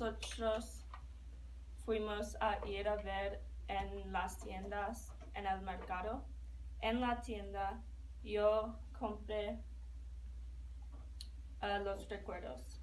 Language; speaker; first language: Spanish; non-native, learner; English